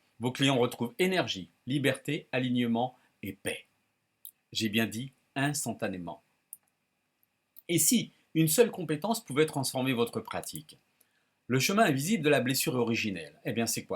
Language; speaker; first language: French; native; French